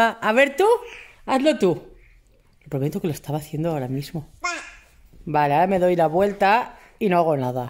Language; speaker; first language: Spanish; native; Spanish